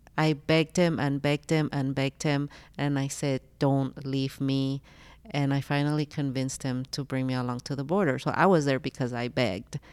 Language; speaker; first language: English; early bilingual, other home language; Spanish